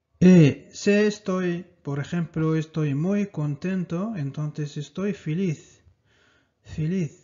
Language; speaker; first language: Spanish; non-native, fluent; Arabic